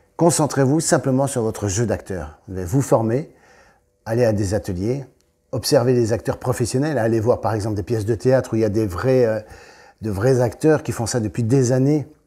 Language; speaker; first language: French; native; French